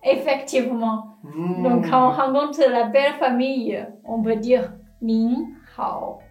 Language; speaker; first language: French; non-native, fluent; Chinese